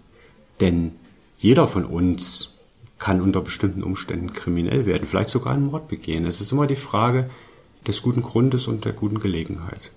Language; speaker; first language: German; native; German